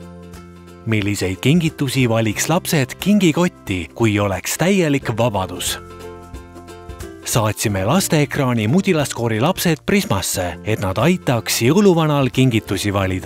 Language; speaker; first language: Estonian; native; Estonian